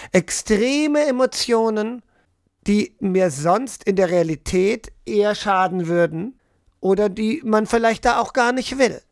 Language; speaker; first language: German; native; German